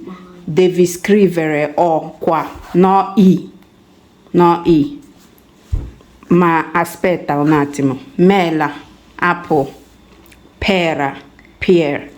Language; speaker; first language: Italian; non-native, fluent; English